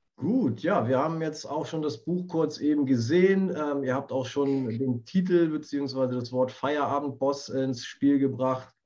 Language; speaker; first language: German; native; German